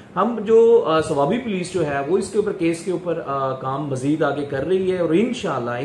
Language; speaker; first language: Urdu; non-native, local second language; Pashto